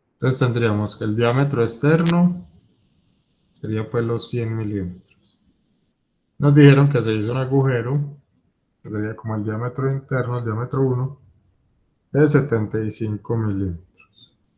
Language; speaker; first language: Spanish; native; Spanish